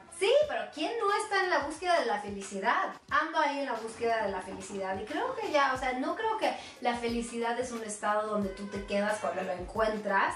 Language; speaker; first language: Spanish; non-native, fluent; Swedish